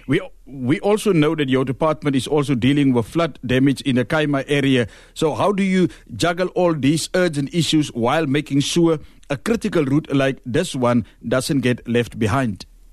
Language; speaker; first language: English; non-native, local second language; Afrikaans